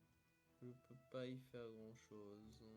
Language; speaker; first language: French; native; French